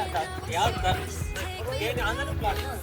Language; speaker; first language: German; non-native, learner; Nepali